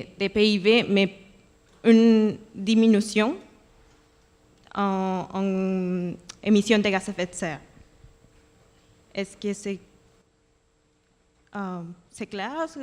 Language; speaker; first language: French; non-native, fluent; Spanish